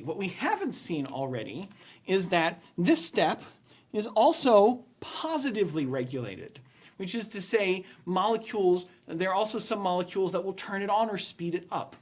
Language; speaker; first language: English; native; English